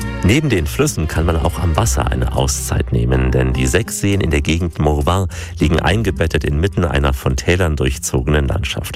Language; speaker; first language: German; native; German